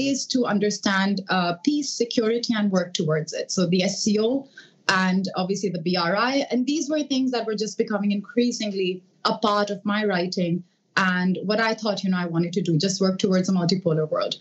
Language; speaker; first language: English; non-native, local second language; Urdu